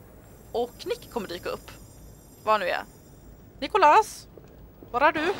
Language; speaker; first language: Swedish; native; Swedish